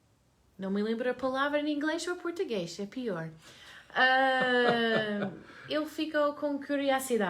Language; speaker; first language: Portuguese; non-native, learner; English